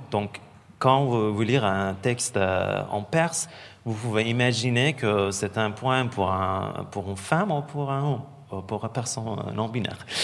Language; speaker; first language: French; non-native, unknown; Persian